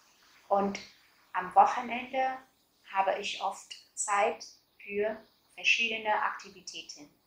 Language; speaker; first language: German; non-native, fluent; Vietnamese